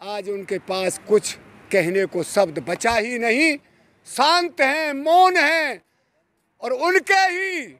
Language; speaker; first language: Hindi; native; Hindi